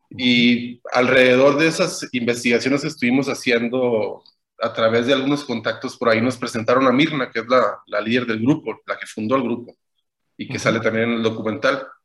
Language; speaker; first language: Spanish; native; Spanish